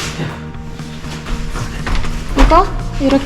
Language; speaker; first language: Korean; non-native, learner; Russian